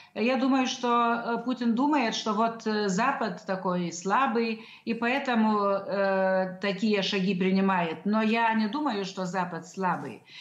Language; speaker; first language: Russian; non-native, local second language; Lithuanian